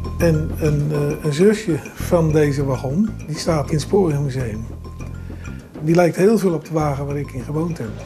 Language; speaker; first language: Dutch; native; Dutch